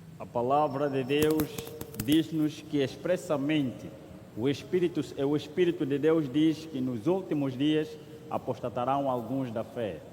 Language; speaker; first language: Portuguese; native; Portuguese